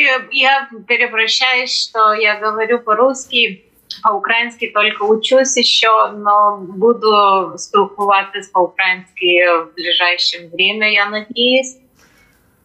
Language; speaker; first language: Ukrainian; non-native, learner; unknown